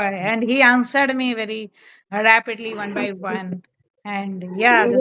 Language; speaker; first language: English; non-native, learner; Hindi